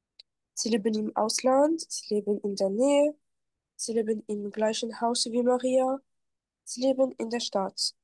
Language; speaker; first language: German; non-native, fluent; French